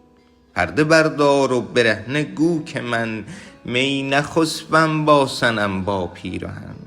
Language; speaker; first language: Persian; native; Persian